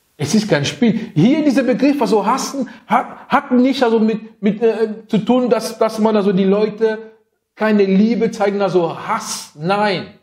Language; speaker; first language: German; non-native, fluent; French